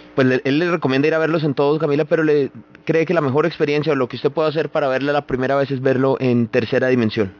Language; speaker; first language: Spanish; native; Spanish